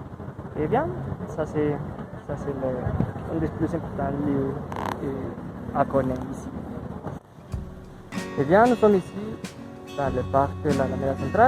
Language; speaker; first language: French; non-native, learner; Spanish